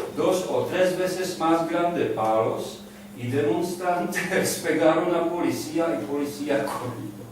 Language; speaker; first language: Spanish; non-native, learner; Czech